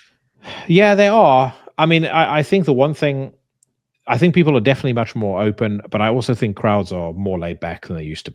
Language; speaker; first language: English; native; English